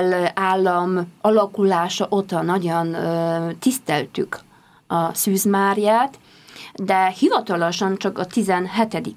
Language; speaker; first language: Hungarian; non-native, fluent; Polish